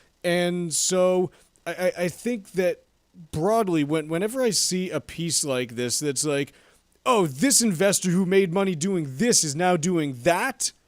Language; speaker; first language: English; native; English